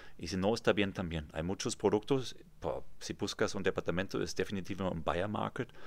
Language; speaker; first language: Spanish; non-native, fluent; German